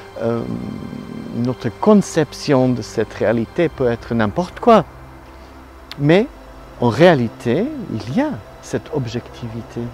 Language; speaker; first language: French; non-native, learner; Italian